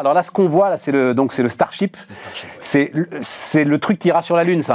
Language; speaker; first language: French; native; French